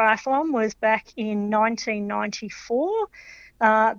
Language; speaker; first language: English; native; English